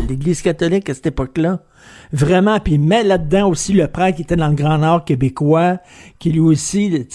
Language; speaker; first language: French; native; French